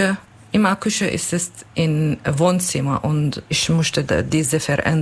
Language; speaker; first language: German; non-native, learner; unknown